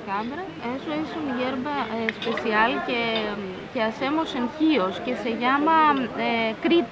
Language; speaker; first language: Spanish; non-native, fluent; Greek